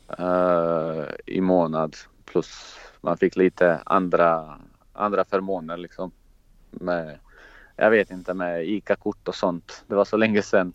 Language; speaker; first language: Swedish; non-native, fluent; Croatian